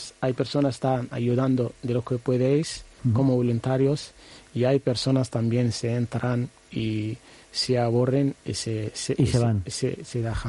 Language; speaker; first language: Spanish; non-native, learner; Arabic